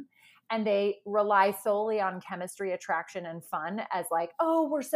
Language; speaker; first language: English; native; English